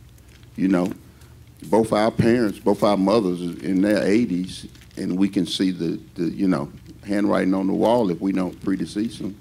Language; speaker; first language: English; native; English